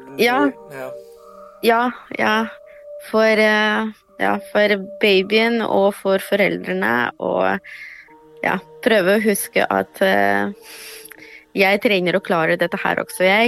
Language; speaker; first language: Norwegian; non-native, fluent; Ukrainian